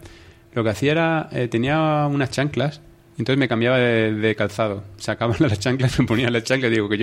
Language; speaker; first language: Spanish; native; Spanish